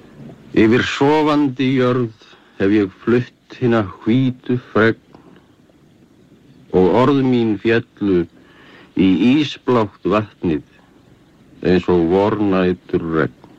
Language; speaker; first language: Icelandic; native; Icelandic